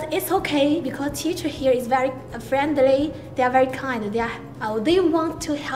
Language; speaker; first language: English; non-native, learner; Chinese